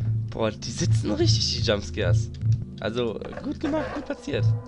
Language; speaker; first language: German; native; German